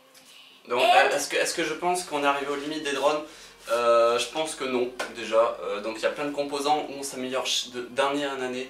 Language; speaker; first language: French; native; French